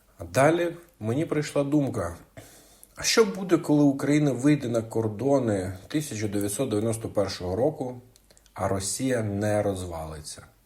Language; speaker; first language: Ukrainian; non-native, local second language; Russian